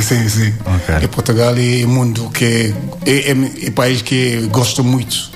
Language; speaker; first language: Portuguese; non-native, learner; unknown